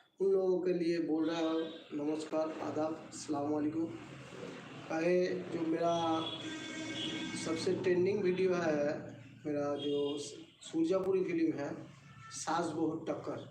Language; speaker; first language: Hindi; non-native, local second language; Bangla